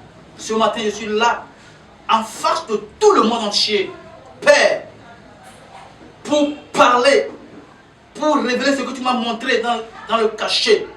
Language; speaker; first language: French; non-native, local second language; Ewe